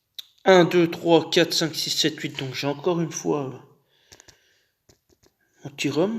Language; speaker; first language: French; native; French